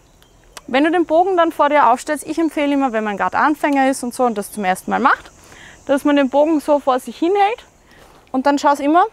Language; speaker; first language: German; native; German